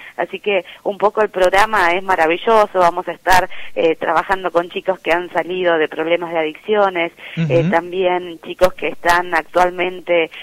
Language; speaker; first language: Spanish; native; Spanish